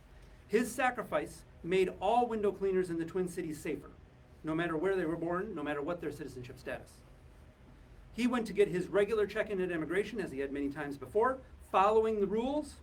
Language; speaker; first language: English; native; English